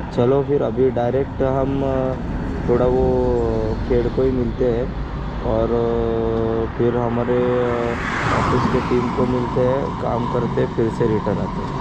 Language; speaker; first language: Hindi; non-native, local second language; Marathi